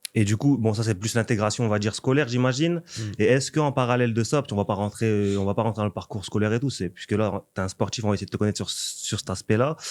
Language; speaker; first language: French; native; French